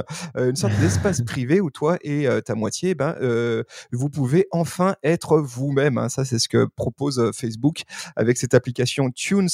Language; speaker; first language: French; native; French